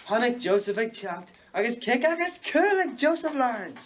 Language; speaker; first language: Irish; non-native, local second language; English